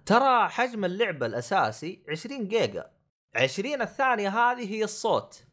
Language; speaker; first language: Arabic; native; Arabic